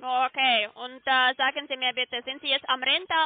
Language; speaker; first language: German; non-native, learner; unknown